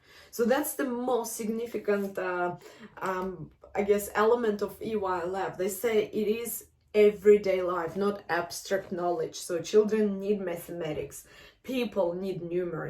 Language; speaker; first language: English; non-native, fluent; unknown